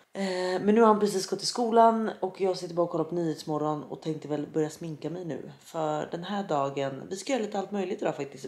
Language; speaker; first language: Swedish; native; Swedish